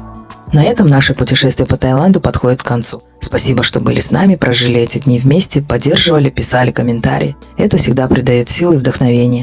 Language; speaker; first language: Russian; native; Russian